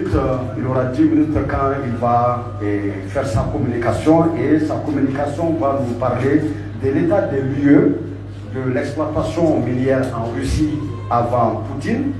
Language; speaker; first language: French; native; French